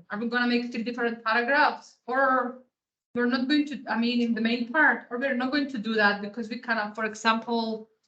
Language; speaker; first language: English; non-native, fluent; Greek